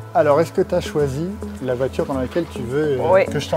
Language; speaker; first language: French; native; French